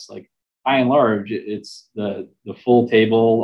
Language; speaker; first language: English; native; English